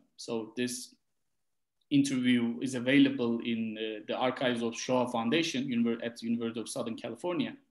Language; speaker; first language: English; non-native, fluent; Turkish